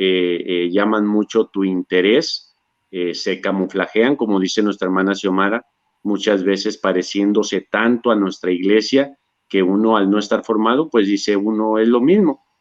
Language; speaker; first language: Spanish; native; Spanish